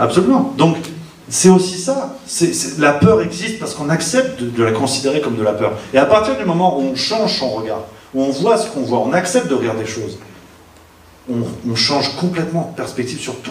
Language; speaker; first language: French; native; French